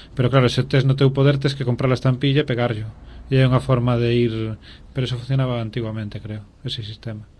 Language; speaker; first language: Galician; non-native, local second language; Spanish